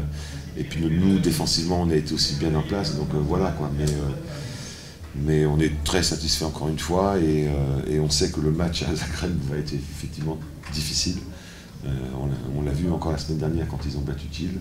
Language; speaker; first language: French; native; French